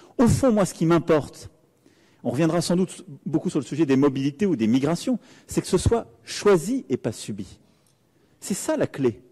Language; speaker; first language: French; native; French